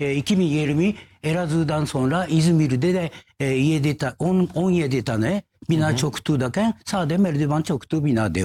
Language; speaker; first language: Turkish; non-native, learner; Japanese